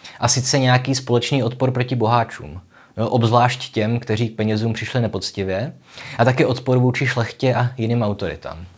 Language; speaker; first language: Czech; native; Czech